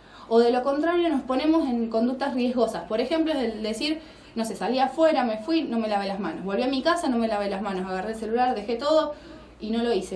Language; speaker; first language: Spanish; native; Spanish